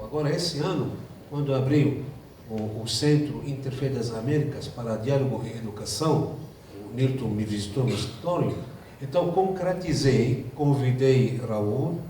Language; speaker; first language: Portuguese; non-native, fluent; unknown